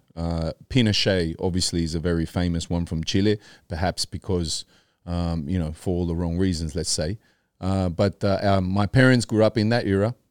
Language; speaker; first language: English; early bilingual, other home language; Spanish